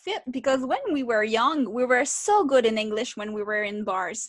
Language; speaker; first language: English; non-native, fluent; French